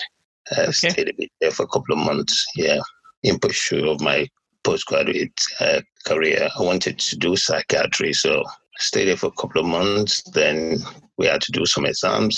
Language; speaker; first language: English; non-native, local second language; Yoruba